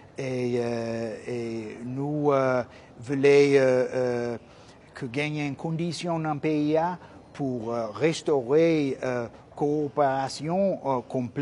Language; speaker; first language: Haitian Creole; non-native, fluent; English